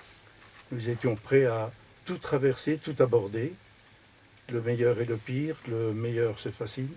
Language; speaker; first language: French; native; French